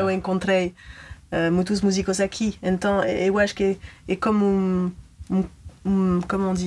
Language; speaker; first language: Portuguese; non-native, learner; French